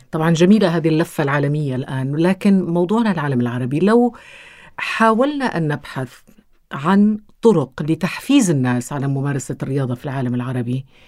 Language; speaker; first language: Arabic; native; Arabic